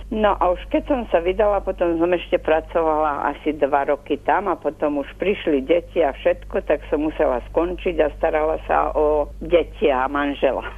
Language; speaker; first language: Slovak; native; Slovak